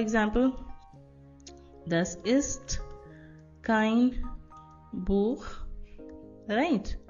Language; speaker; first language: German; non-native, fluent; Hindi